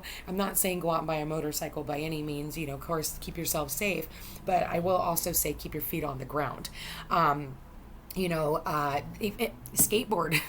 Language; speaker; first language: English; native; English